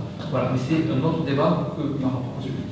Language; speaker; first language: French; native; French